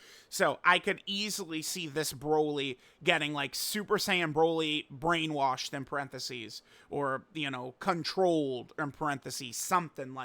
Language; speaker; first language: English; native; English